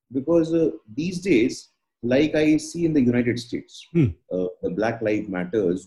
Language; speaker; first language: English; non-native, local second language; Hindi